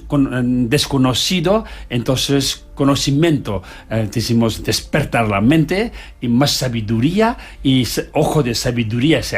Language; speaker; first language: Spanish; non-native, learner; Tibetan